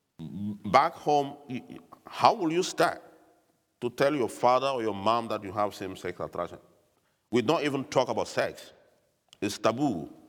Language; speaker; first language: English; non-native, fluent; French